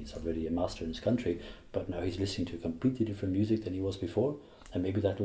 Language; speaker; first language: English; native; English